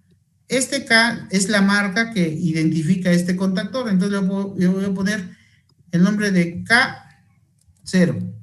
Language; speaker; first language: Spanish; native; Spanish